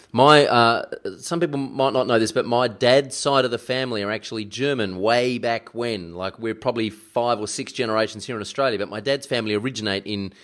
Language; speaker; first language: English; early bilingual, other home language; German